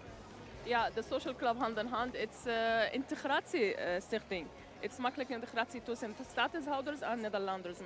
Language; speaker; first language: Dutch; non-native, learner; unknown